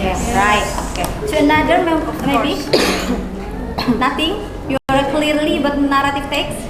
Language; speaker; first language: English; non-native, learner; Indonesian